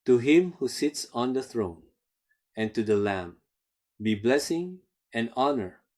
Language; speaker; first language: English; non-native, local second language; Filipino